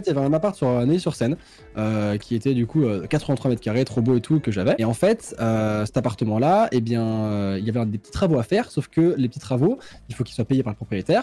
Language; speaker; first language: French; native; French